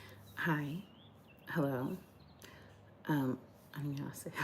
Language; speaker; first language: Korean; non-native, learner; English